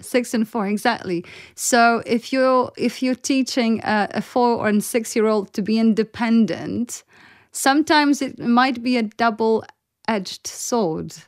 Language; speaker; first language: English; non-native, fluent; Polish